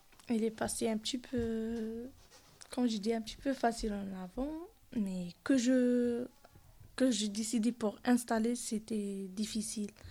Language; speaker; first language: French; non-native, learner; Arabic